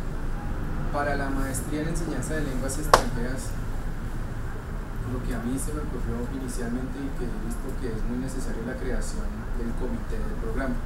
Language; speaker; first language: Spanish; native; Spanish